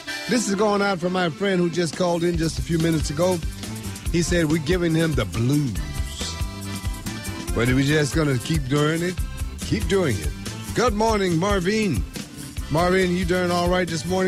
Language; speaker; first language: English; early bilingual, other home language; French